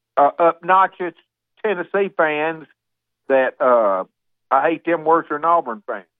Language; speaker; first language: English; native; English